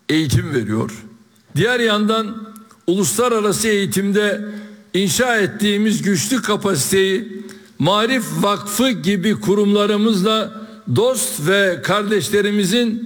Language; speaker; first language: Turkish; native; Turkish